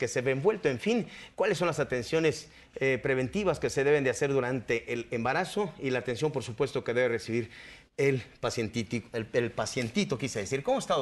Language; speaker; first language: Spanish; native; Spanish